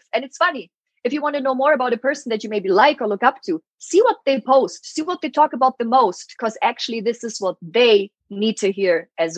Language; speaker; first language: English; non-native, fluent; German